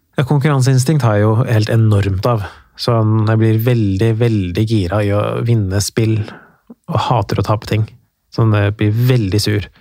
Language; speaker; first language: Norwegian; early bilingual, other home language; Persian